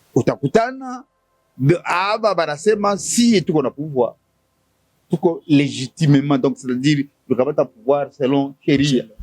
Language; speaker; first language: French; non-native, local second language; Swahili